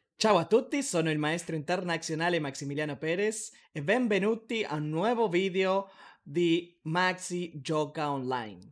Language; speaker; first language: Italian; non-native, learner; Spanish